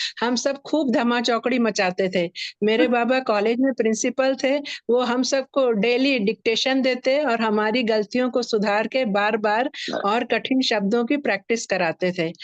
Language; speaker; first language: Hindi; native; Hindi